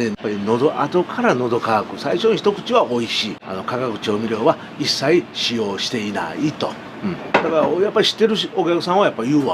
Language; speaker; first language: Japanese; native; Japanese